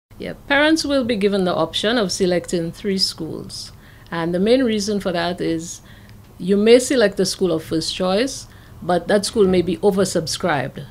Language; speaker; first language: English; native; English